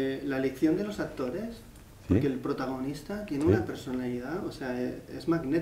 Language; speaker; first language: Spanish; native; Spanish